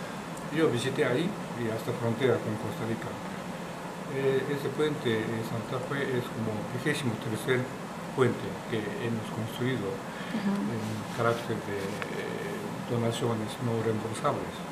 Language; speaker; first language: Spanish; non-native, learner; Japanese